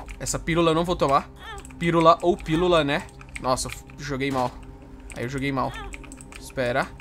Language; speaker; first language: Portuguese; native; Portuguese